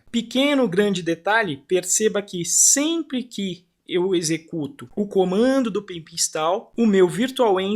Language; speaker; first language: Portuguese; native; Portuguese